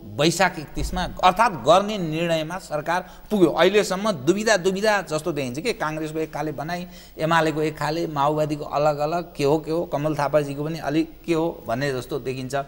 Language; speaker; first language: Nepali; native; Nepali